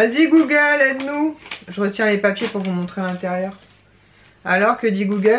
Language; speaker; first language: French; native; French